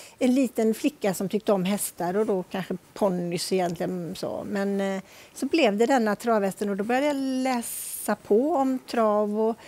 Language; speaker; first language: Swedish; native; Swedish